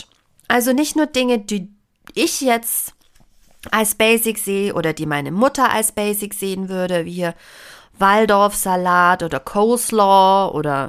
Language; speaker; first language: German; native; German